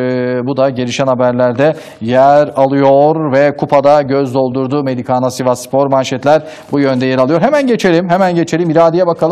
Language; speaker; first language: Turkish; native; Turkish